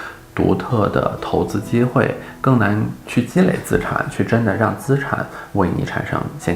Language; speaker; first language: Chinese; native; Chinese